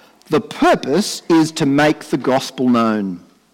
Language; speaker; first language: English; native; English